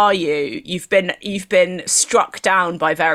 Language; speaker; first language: English; native; English